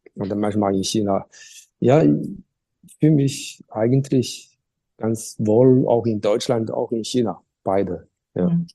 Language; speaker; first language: German; non-native, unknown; Chinese